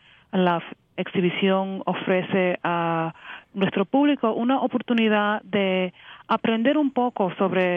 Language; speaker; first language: Spanish; early bilingual, heritage; Spanish